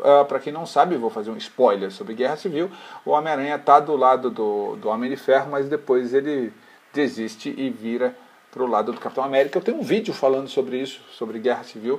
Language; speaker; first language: Portuguese; native; Portuguese